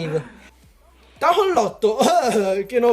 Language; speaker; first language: Italian; early bilingual, other home language; Chinese